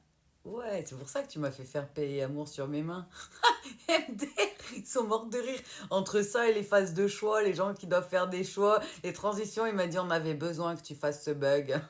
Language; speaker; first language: French; native; French